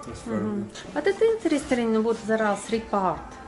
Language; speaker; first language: English; non-native, learner; Russian